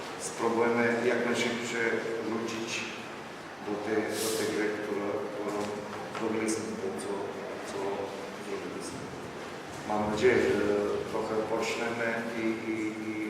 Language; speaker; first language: Polish; non-native, fluent; Slovenian